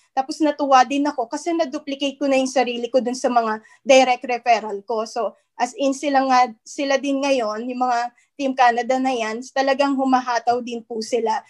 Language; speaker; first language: Filipino; native; Filipino